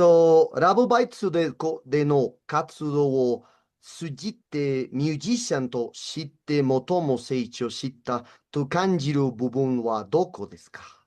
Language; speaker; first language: Japanese; non-native, learner; Spanish